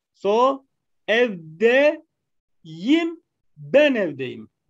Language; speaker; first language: Turkish; non-native, fluent; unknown